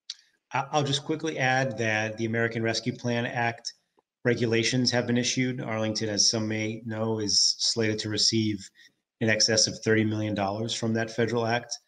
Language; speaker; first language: English; native; English